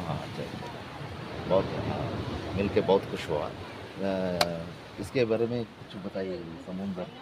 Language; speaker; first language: Hindi; non-native, local second language; Kannada